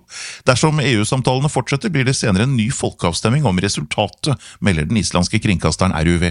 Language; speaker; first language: Norwegian; native; Norwegian